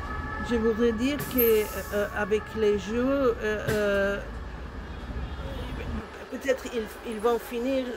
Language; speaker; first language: French; non-native, learner; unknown